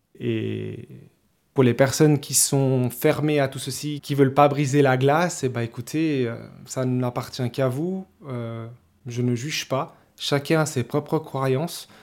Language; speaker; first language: French; early bilingual, other home language; Spanish